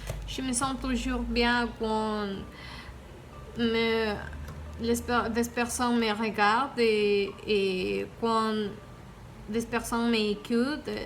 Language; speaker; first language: French; non-native, learner; Spanish